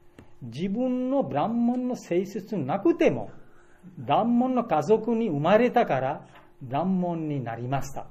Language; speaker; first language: Japanese; non-native, fluent; Bangla